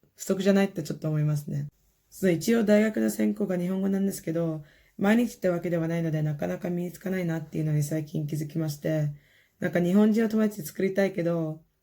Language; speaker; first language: Japanese; early bilingual, heritage; Japanese